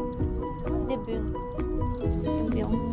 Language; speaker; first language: Japanese; non-native, fluent; Filipino